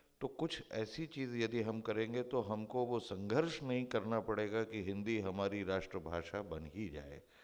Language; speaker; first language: Hindi; native; Hindi